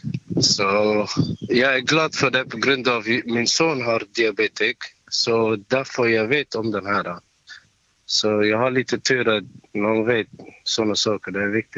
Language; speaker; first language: Swedish; non-native, fluent; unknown